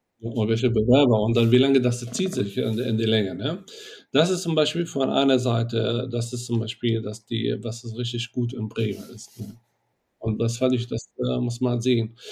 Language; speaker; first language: German; non-native, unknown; Arabic